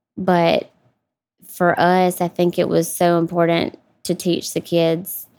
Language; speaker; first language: English; native; English